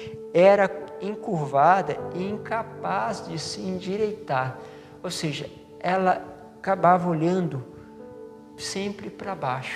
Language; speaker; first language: Portuguese; native; Portuguese